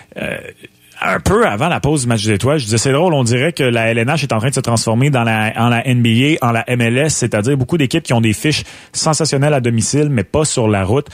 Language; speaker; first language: French; native; French